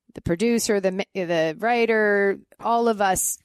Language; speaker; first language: English; native; English